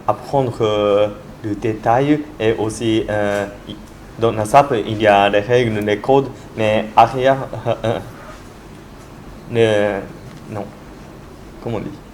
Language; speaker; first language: French; non-native, learner; Japanese